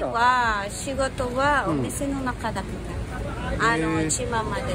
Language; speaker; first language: Japanese; non-native, learner; Filipino